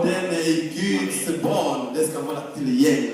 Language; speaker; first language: Swedish; non-native, fluent; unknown